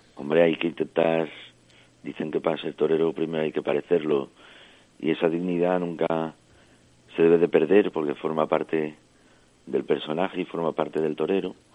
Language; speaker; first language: Spanish; early bilingual, heritage; Spanish